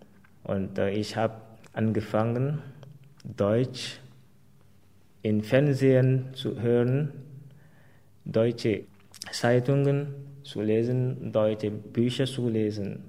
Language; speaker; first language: German; non-native, fluent; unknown